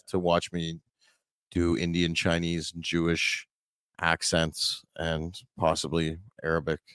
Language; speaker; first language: English; native; English